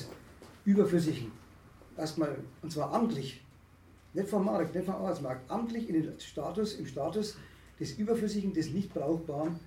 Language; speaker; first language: German; native; German